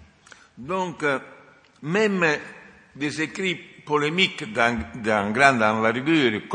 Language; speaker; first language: French; non-native, fluent; Italian